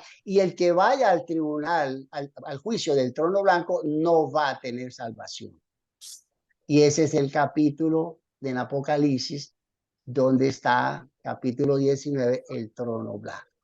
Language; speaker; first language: Spanish; native; Spanish